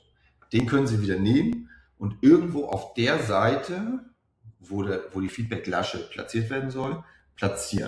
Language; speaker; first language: German; native; German